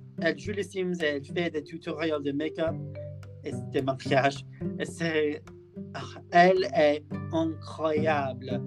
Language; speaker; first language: French; non-native, learner; English